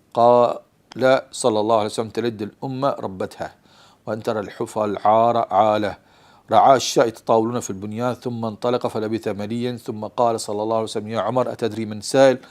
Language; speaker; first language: Urdu; early bilingual, heritage; Urdu